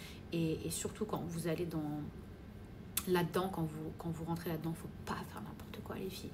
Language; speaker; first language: French; native; French